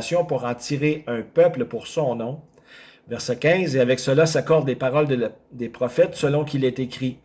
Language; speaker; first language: French; native; French